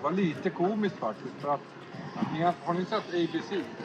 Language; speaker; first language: Swedish; native; Swedish